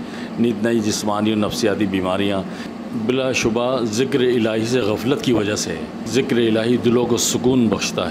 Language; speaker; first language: Urdu; native; Urdu